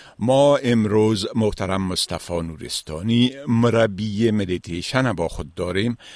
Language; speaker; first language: Persian; native; Persian